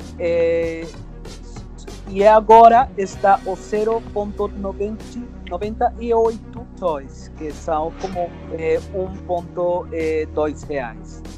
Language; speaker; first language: Portuguese; non-native, fluent; Spanish